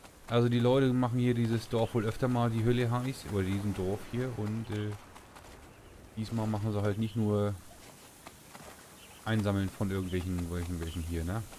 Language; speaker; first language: German; native; German